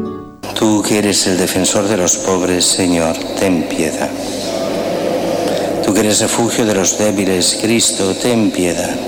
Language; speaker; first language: Spanish; native; Spanish